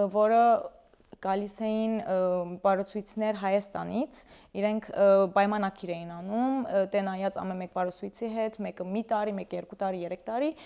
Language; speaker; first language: Armenian; early bilingual, heritage; Armenian